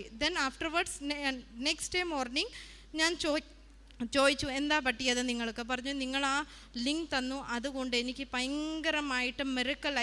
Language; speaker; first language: Malayalam; early bilingual, heritage; Malayalam